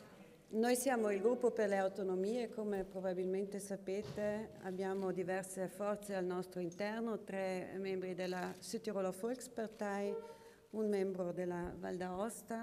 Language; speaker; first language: Italian; non-native, local second language; German